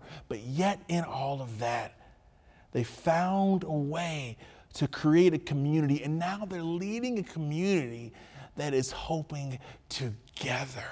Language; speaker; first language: English; native; English